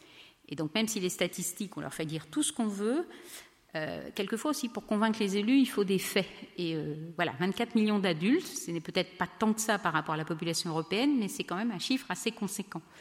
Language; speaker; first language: French; native; French